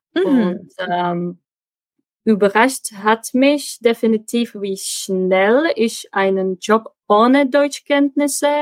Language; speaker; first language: German; non-native, fluent; Czech